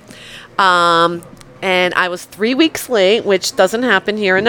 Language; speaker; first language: English; early bilingual, other home language; Polish